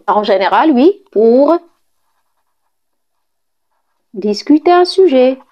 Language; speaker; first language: French; non-native, local second language; Arabic